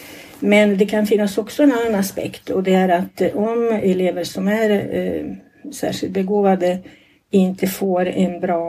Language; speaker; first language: Swedish; non-native, fluent; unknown